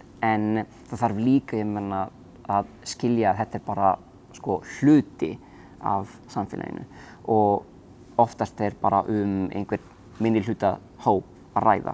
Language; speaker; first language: Icelandic; non-native, fluent; Italian